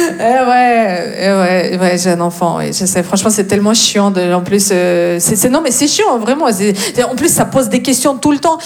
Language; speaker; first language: French; non-native, fluent; Russian